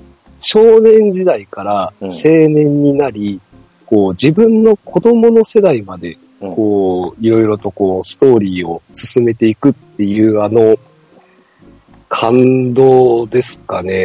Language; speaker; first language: Japanese; native; Japanese